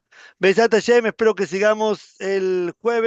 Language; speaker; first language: Spanish; native; Spanish